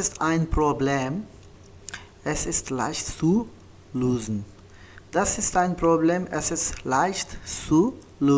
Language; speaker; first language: German; non-native, fluent; Hindi